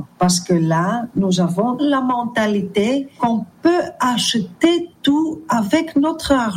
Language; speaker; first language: French; non-native, fluent; Greek